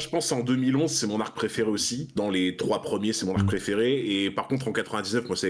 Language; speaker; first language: French; native; French